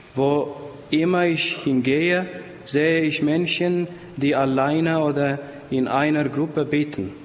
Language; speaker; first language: German; non-native, fluent; Amharic